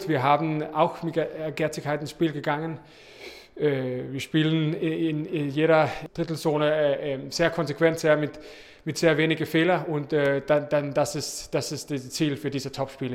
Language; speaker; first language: German; non-native, fluent; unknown